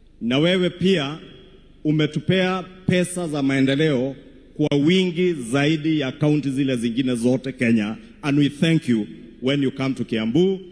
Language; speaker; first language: Swahili; non-native, local second language; Kikuyu